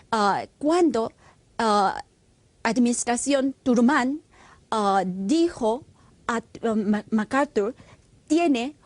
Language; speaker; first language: Spanish; non-native, fluent; Korean